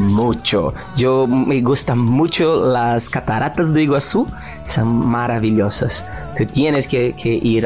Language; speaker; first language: Spanish; non-native, learner; Portuguese